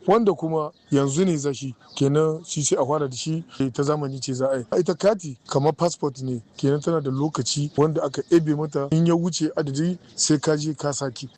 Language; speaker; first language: Hausa; native; Hausa